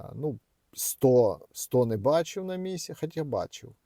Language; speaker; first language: Ukrainian; non-native, local second language; Russian